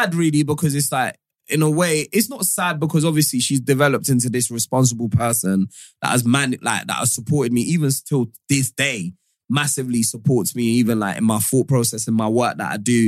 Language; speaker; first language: English; non-native, local second language; Yoruba